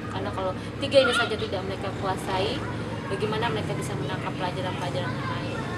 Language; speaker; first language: Indonesian; native; Indonesian